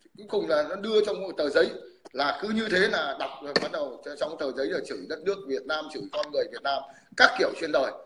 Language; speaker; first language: Vietnamese; native; Vietnamese